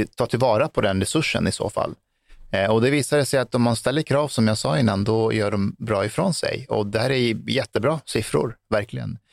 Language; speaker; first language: Swedish; early bilingual, other home language; Persian